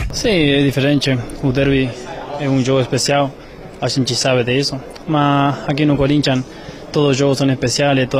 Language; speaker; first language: Portuguese; non-native, fluent; Spanish